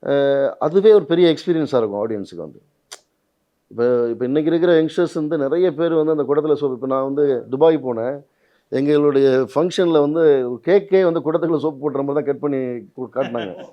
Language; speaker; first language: Tamil; native; Tamil